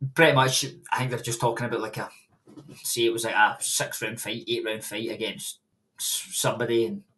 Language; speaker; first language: English; native; English